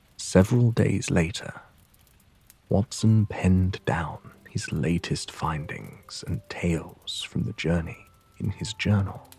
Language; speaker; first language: English; native; English